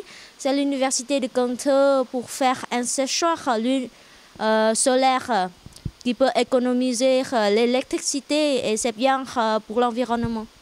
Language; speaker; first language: French; non-native, learner; Vietnamese